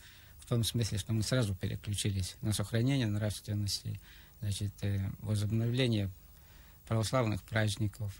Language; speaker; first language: Russian; native; Russian